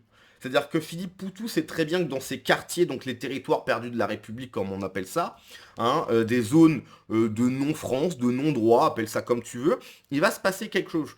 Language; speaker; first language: French; native; French